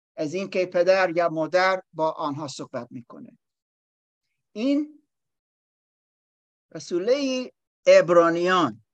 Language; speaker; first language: Persian; non-native, learner; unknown